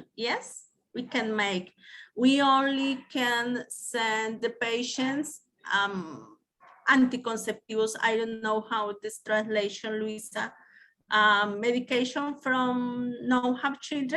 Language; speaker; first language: English; non-native, learner; Spanish